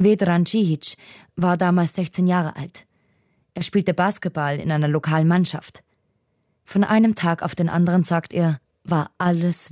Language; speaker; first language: German; native; German